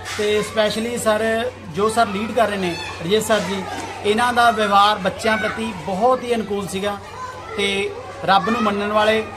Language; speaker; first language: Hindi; non-native, local second language; Punjabi